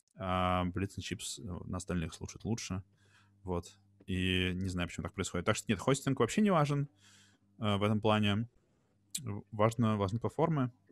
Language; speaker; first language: Russian; native; Russian